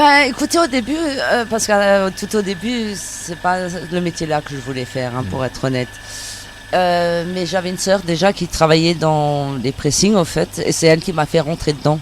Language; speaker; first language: French; native; French